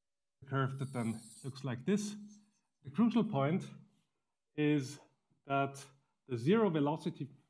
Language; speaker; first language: English; non-native, fluent; German